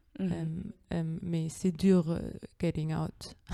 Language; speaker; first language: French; non-native, learner; German